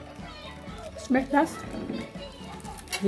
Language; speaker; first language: German; non-native, learner; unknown